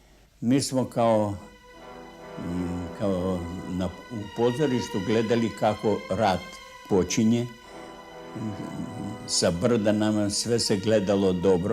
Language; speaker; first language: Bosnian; non-native, fluent; Russian